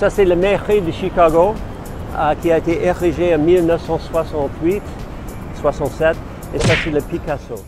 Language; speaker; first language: French; non-native, fluent; English